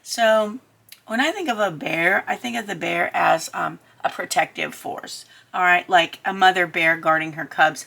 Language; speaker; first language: English; native; English